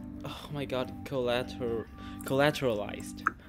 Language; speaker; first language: English; non-native, fluent; Vietnamese